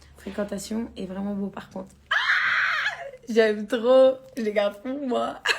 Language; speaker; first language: French; native; French